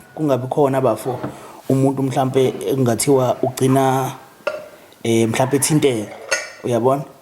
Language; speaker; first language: Zulu; native; Zulu